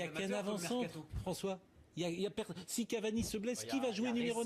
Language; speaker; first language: French; native; French